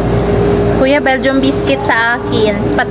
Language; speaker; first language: Filipino; non-native, local second language; Cebuano